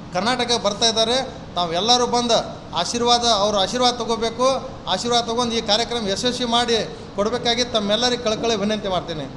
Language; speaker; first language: Kannada; non-native, local second language; Lambadi